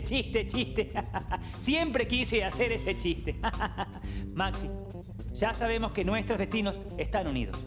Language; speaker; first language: Spanish; native; Spanish